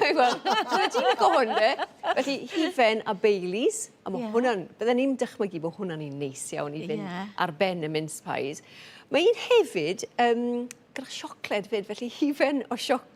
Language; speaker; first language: Welsh; native; Welsh